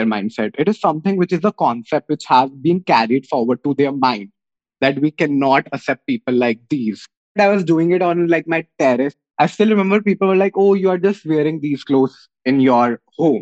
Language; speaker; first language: English; non-native, local second language; Hindi